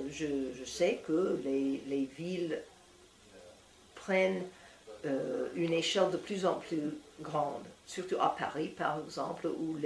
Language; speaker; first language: French; non-native, fluent; English